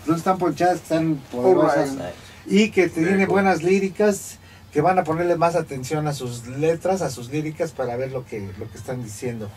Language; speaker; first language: Spanish; native; Spanish